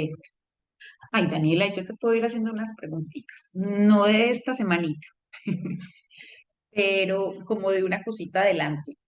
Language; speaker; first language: Spanish; native; Spanish